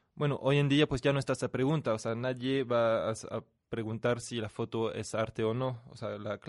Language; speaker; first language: Spanish; non-native, fluent; French